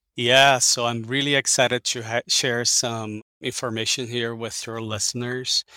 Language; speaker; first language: English; early bilingual, other home language; Portuguese